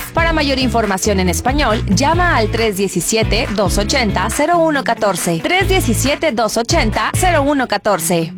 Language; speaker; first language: Spanish; native; Spanish